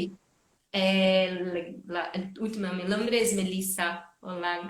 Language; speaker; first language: Spanish; non-native, fluent; Portuguese